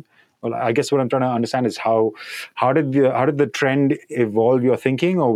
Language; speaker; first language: English; non-native, local second language; Hindi